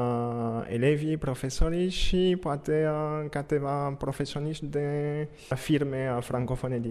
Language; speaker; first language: Romanian; non-native, fluent; French